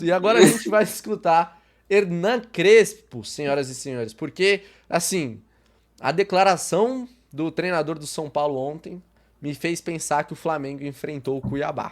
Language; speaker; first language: Portuguese; native; Portuguese